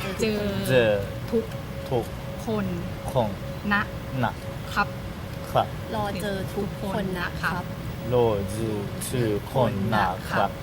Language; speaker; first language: Thai; native; Thai